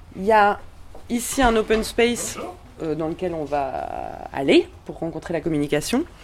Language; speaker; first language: French; native; French